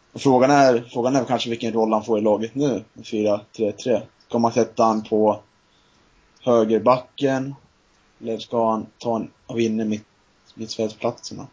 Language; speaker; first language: Swedish; native; Swedish